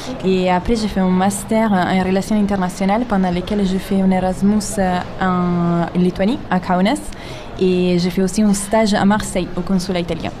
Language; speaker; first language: French; non-native, fluent; Italian